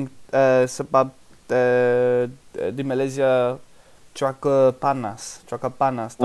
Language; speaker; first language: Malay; non-native, learner; English